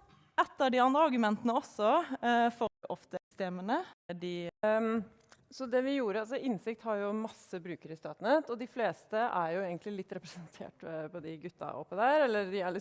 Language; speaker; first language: Norwegian; native; Norwegian